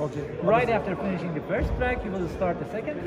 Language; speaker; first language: English; non-native, learner; Urdu